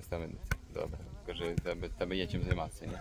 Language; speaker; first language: Ukrainian; native; Ukrainian